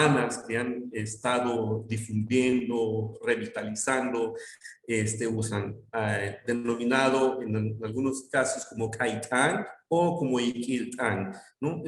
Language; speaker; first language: Spanish; non-native, local second language; Yucateco